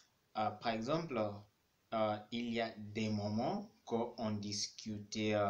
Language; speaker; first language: French; non-native, fluent; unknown